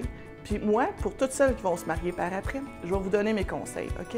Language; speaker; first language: French; native; French